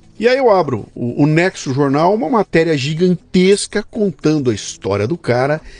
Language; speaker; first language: Portuguese; native; Portuguese